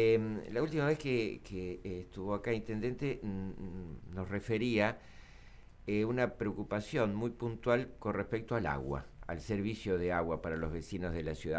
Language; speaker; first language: Spanish; native; Spanish